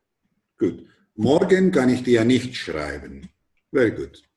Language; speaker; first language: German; non-native, fluent; Greek